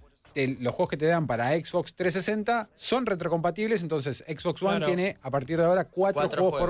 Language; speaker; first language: Spanish; native; Spanish